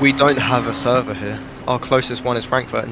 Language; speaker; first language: English; native; English